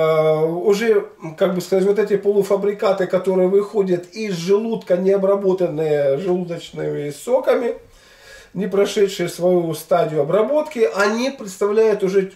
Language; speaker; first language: Russian; native; Russian